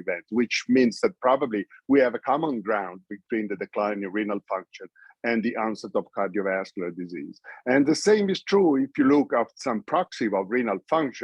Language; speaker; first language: English; non-native, fluent; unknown